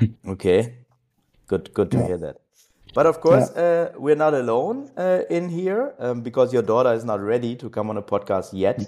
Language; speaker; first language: English; non-native, fluent; German